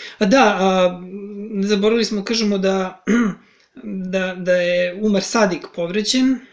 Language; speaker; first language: Serbian; native; Serbian